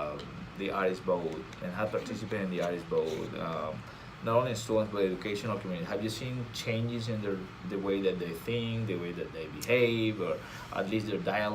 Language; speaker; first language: English; non-native, fluent; Spanish